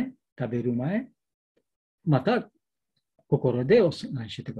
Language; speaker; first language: Japanese; non-native, learner; Bangla